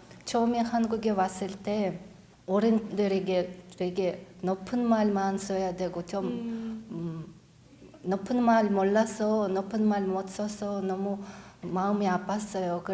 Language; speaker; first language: Korean; non-native, learner; Russian